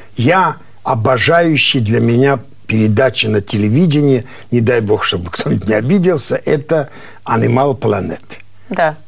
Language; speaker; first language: Russian; non-native, local second language; Armenian